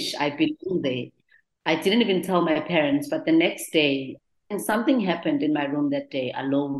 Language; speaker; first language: English; non-native, local second language; Zulu